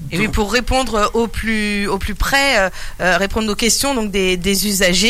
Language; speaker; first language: French; native; French